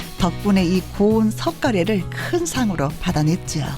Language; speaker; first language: Korean; native; Korean